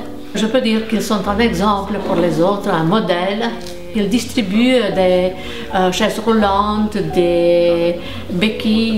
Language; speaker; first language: French; non-native, fluent; Romanian